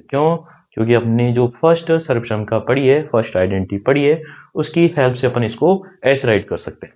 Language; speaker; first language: Hindi; native; Hindi